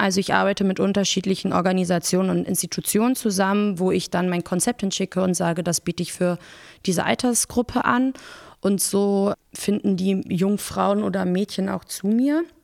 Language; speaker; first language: German; early bilingual, other home language; Persian